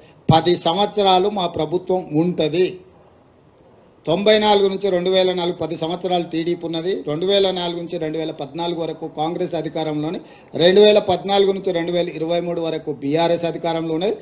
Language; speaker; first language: Telugu; native; Telugu